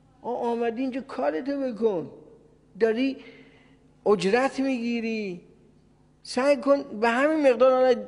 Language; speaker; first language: Persian; native; Persian